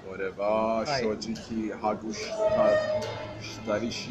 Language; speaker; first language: Japanese; non-native, fluent; Persian